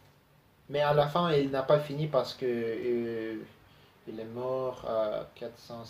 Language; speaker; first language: French; non-native, learner; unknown